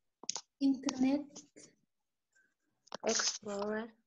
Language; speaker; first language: Russian; non-native, learner; Kyrgyz